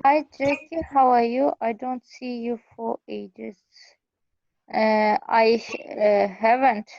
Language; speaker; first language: English; non-native, learner; Russian